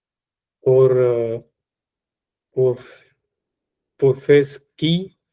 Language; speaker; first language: French; non-native, learner; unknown